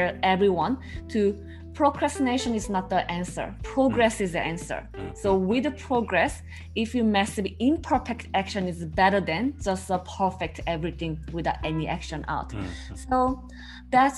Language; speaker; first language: English; non-native, learner; Korean